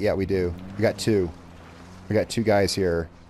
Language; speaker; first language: English; native; English